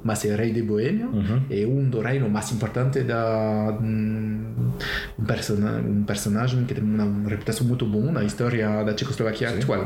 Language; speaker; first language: Portuguese; non-native, learner; French